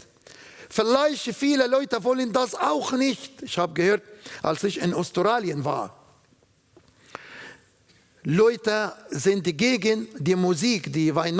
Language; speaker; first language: German; non-native, learner; Arabic